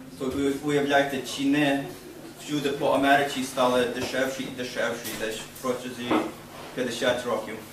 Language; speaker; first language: Ukrainian; early bilingual, heritage; Ukrainian